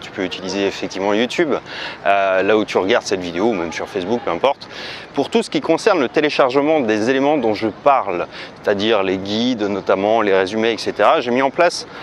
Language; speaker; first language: French; native; French